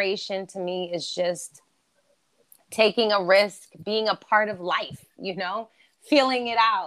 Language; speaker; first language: English; non-native, fluent; German